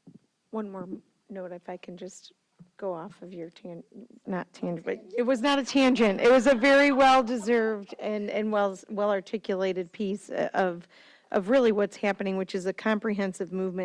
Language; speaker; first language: English; native; English